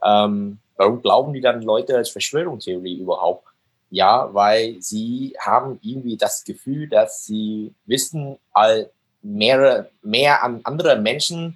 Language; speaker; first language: German; non-native, fluent; Vietnamese